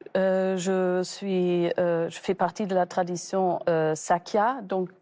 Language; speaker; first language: French; non-native, fluent; German